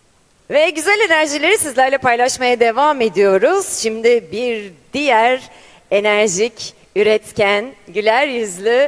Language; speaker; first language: Turkish; native; Turkish